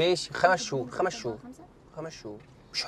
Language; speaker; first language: Arabic; native; Arabic